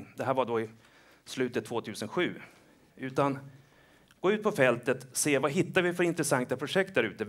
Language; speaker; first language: Swedish; native; Swedish